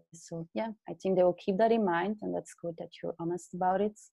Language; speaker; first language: English; non-native, fluent; Dutch